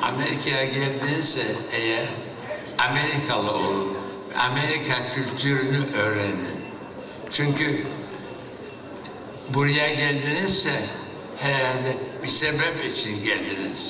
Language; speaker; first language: Turkish; early bilingual, heritage; Turkish